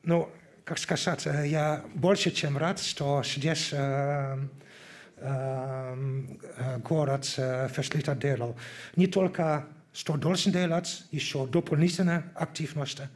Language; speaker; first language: Russian; non-native, learner; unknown